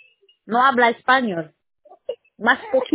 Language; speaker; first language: Spanish; non-native, learner; Haitian Creole